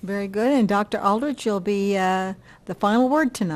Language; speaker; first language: English; native; English